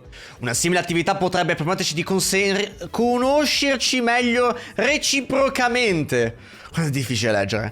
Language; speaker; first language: Italian; native; Italian